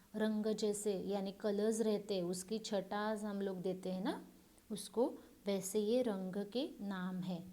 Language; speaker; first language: Hindi; non-native, local second language; Marathi